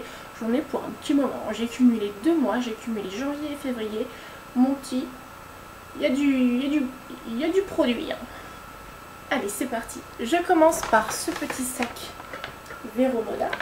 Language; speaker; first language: French; native; French